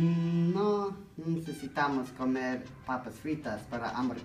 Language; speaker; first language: Spanish; non-native, learner; English